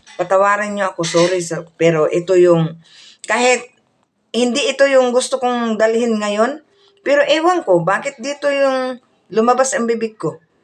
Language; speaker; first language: Filipino; non-native, local second language; Cebuano